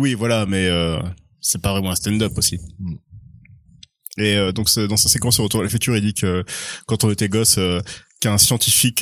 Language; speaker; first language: French; native; French